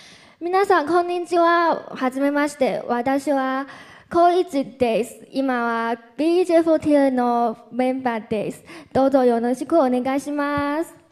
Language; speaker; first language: Japanese; non-native, learner; Chinese